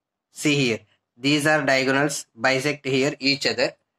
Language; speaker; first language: English; non-native, local second language; Telugu